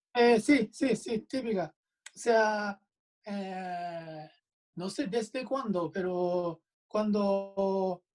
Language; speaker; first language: Spanish; non-native, fluent; Japanese